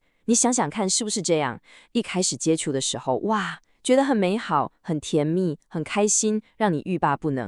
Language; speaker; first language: Chinese; native; Chinese